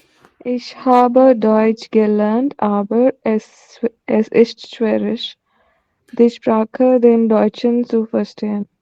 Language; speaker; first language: German; non-native, learner; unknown